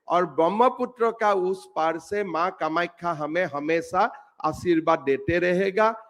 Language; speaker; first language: Hindi; non-native, local second language; Assamese